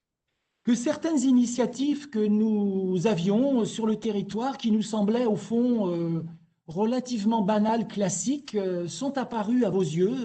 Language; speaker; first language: French; native; French